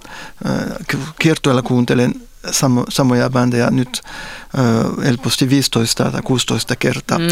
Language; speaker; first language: Finnish; non-native, fluent; French